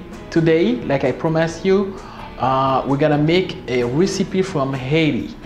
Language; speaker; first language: English; non-native, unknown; Haitian Creole